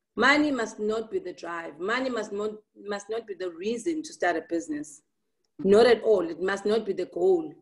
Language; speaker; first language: English; non-native, local second language; Zulu